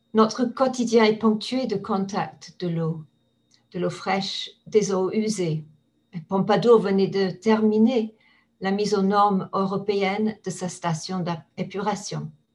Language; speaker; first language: French; non-native, fluent; English